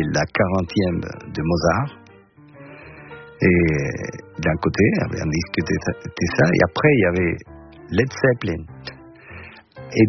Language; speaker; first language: French; non-native, fluent; Spanish